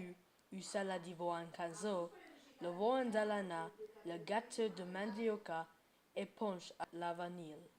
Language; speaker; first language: French; non-native, learner; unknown